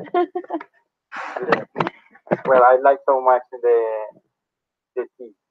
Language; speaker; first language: English; non-native, learner; Spanish